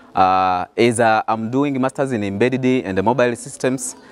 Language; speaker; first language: English; non-native, fluent; Rundi